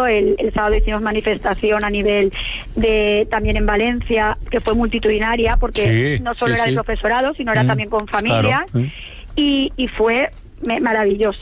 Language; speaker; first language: Spanish; native; Spanish